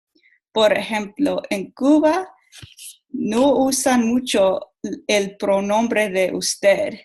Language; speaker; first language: Spanish; non-native, learner; English